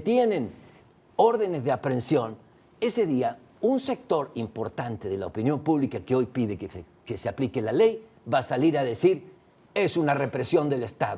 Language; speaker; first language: Spanish; native; Spanish